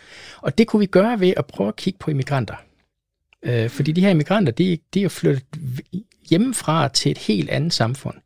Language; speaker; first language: Danish; native; Danish